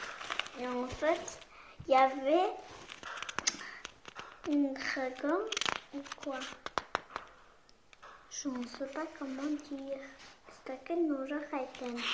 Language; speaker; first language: French; non-native, local second language; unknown